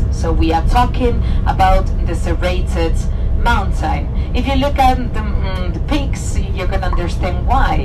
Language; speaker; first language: English; non-native, fluent; Spanish